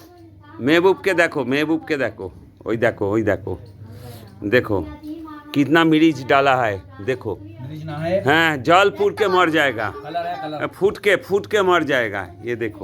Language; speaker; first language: Hindi; non-native, local second language; Bangla